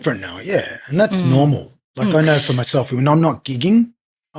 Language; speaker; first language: English; native; English